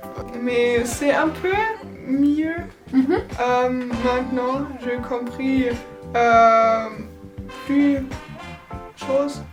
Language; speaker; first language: French; non-native, learner; German